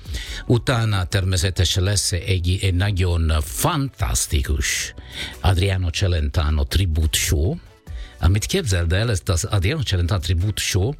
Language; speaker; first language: Hungarian; non-native, fluent; Italian